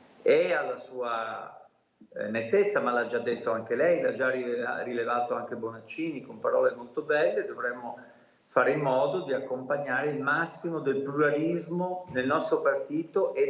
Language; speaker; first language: Italian; native; Italian